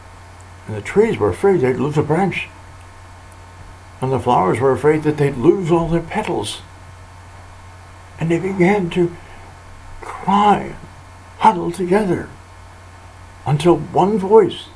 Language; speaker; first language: English; native; English